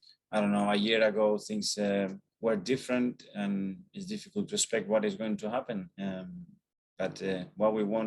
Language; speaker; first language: English; non-native, fluent; Spanish